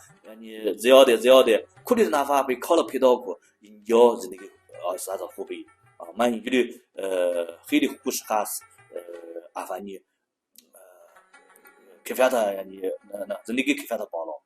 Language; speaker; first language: Persian; non-native, learner; Chinese